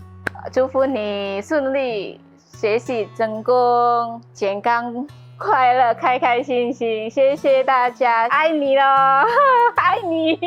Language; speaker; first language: Chinese; non-native, learner; Indonesian